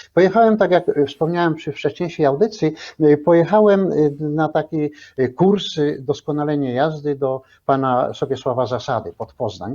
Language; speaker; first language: Polish; native; Polish